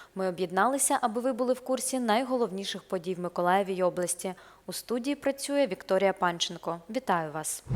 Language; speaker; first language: Ukrainian; native; Ukrainian